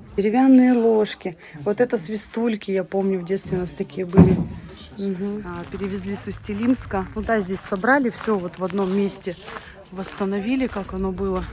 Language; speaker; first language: Russian; native; Russian